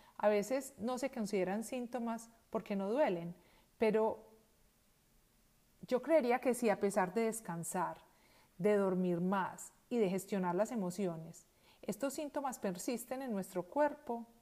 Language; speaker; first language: Spanish; native; Spanish